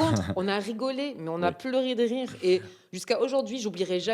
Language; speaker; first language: French; native; French